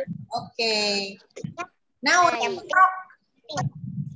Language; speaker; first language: English; non-native, fluent; Indonesian